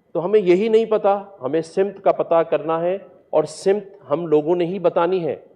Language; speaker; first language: Urdu; native; Urdu